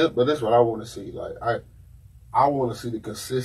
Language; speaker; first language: English; native; English